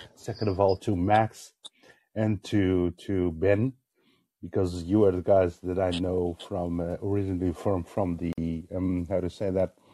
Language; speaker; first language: English; non-native, fluent; Dutch